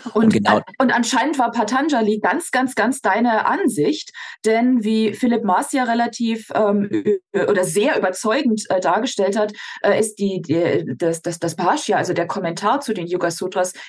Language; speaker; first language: German; native; German